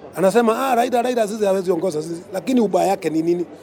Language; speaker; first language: Swahili; non-native, local second language; Kikuyu